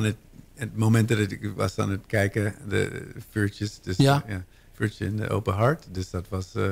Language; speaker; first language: Dutch; non-native, learner; English